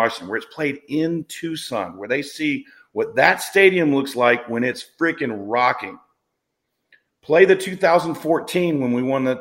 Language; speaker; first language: English; native; English